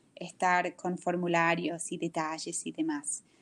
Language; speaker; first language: Spanish; non-native, fluent; English